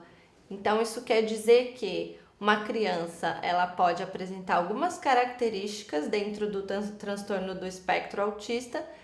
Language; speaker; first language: Portuguese; native; Portuguese